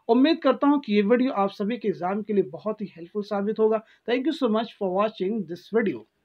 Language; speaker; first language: Hindi; native; Hindi